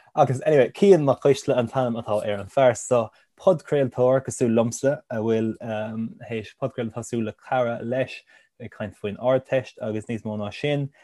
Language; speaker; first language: Irish; native; Irish